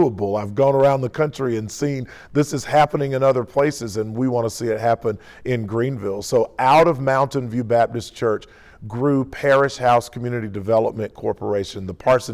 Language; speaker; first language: English; native; English